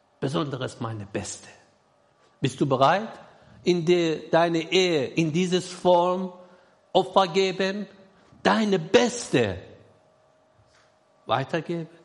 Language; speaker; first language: German; non-native, learner; Persian